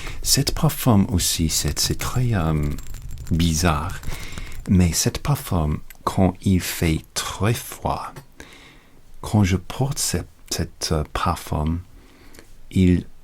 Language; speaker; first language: French; non-native, learner; English